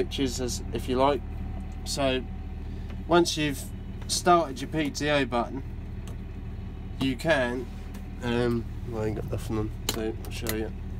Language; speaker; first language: English; native; English